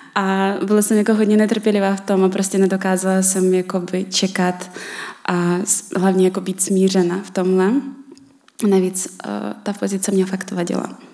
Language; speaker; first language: Czech; non-native, fluent; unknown